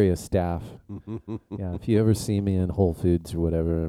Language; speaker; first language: English; native; English